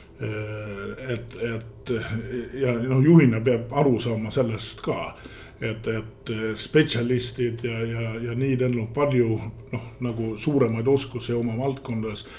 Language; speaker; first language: Estonian; early bilingual, heritage; Estonian